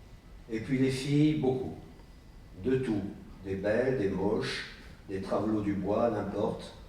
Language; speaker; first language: French; native; French